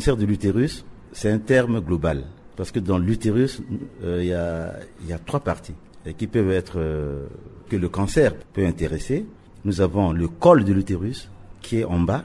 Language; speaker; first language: French; non-native, local second language; Sango